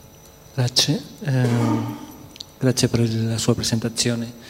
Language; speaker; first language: Italian; non-native, fluent; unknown